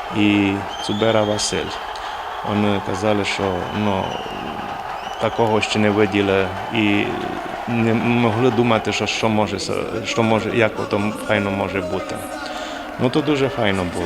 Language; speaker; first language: Ukrainian; early bilingual, heritage; Rusyn